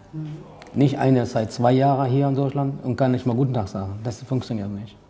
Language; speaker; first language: German; non-native, learner; Arabic